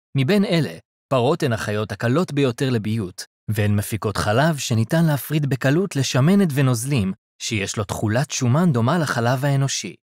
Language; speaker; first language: Hebrew; native; Hebrew